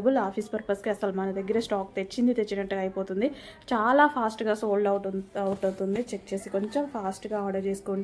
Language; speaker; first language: Telugu; native; Telugu